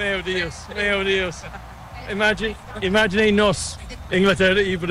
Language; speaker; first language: Portuguese; non-native, learner; English